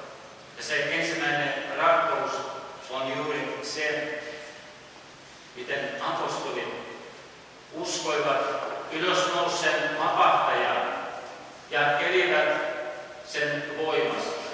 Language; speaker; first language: Finnish; early bilingual, heritage; Finnish